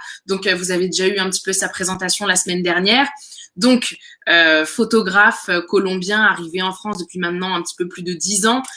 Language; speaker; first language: French; native; French